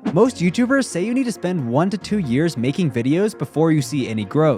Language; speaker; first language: English; native; English